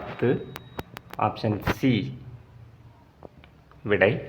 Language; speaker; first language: Tamil; native; Tamil